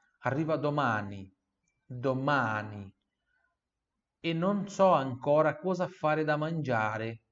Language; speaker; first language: Italian; non-native, fluent; Portuguese